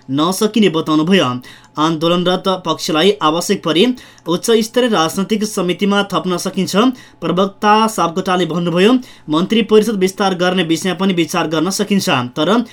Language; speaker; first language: Nepali; native; Nepali